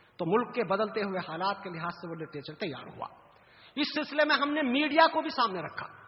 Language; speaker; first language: Urdu; native; Urdu